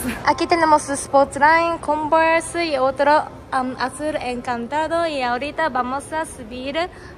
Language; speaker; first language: Spanish; non-native, learner; Japanese